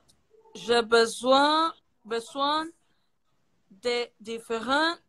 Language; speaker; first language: French; non-native, learner; Portuguese